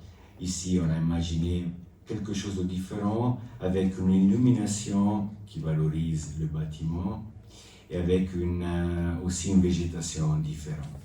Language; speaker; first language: French; non-native, local second language; Italian